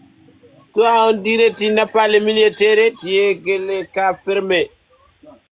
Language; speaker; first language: French; non-native, local second language; Bambara